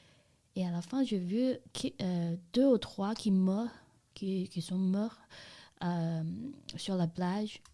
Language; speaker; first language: French; non-native, learner; Chinese